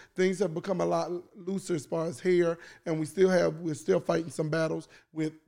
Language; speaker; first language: English; native; English